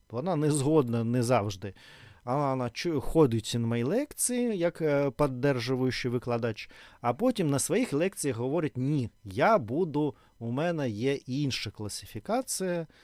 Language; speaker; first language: Ukrainian; non-native, learner; Russian